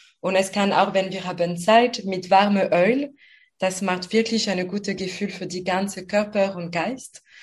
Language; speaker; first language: German; non-native, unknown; French